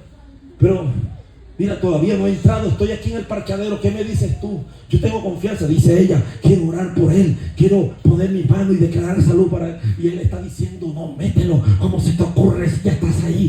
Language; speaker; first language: Spanish; native; Spanish